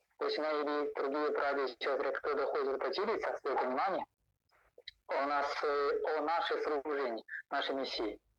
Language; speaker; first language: Russian; non-native, learner; Chinese